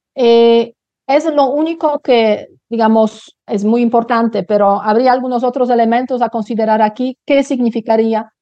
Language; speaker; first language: Spanish; non-native, fluent; Polish